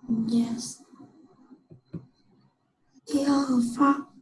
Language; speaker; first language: English; non-native, learner; Vietnamese